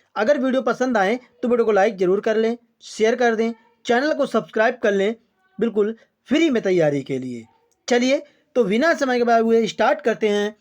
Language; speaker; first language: Hindi; native; Hindi